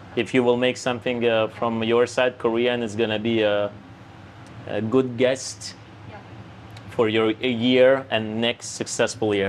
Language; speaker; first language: English; non-native, fluent; Lithuanian